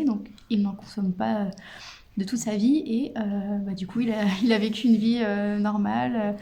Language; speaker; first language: French; native; French